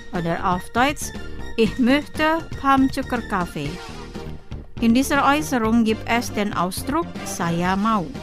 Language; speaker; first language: German; non-native, fluent; Indonesian